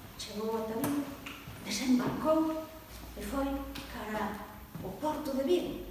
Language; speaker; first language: Galician; early bilingual, other home language; Spanish